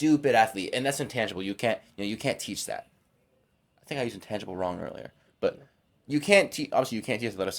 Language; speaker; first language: English; native; English